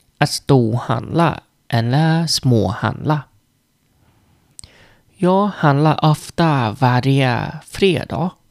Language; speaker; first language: Swedish; non-native, learner; Vietnamese